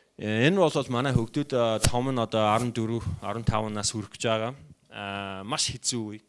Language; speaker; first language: Mongolian; non-native, fluent; English